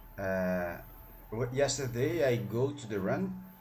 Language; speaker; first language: English; non-native, learner; Portuguese